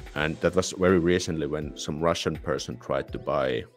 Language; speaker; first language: English; non-native, fluent; Finnish